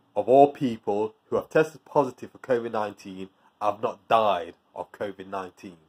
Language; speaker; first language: English; native; English